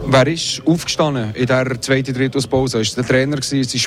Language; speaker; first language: German; native; German